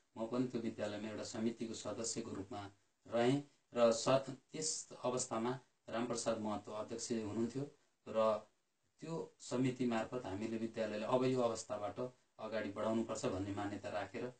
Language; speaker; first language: Nepali; native; Nepali